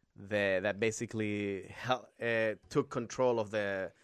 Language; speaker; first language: English; non-native, fluent; Spanish